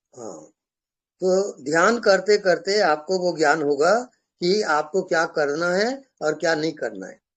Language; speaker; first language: Hindi; native; Hindi